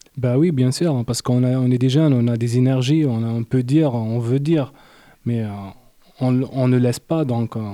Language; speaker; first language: French; non-native, local second language; Arabic